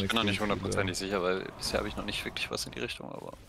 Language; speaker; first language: German; native; German